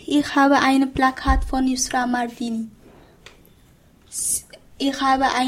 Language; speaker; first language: German; non-native, learner; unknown